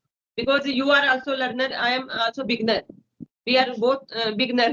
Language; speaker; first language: English; non-native, learner; Hindi